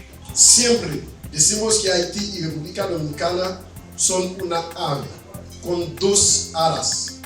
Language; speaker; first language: Spanish; non-native, fluent; Haitian Creole